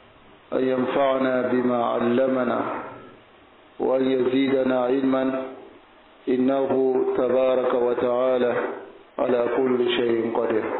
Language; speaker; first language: Arabic; non-native, fluent; Bambara